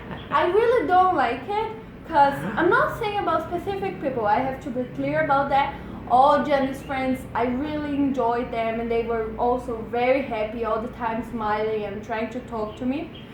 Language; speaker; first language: English; non-native, fluent; Portuguese